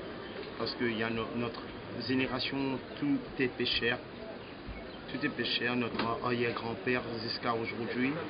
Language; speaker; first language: French; non-native, local second language; Morisyen